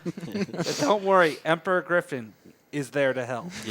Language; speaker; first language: English; native; English